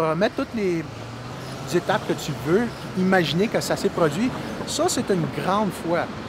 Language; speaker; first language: French; native; French